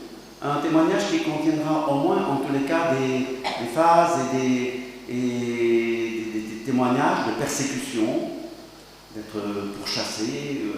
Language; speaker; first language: French; native; French